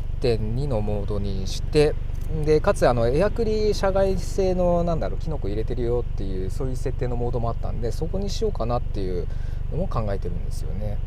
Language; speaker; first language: Japanese; native; Japanese